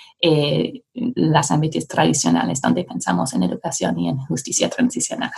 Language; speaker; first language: Spanish; non-native, fluent; English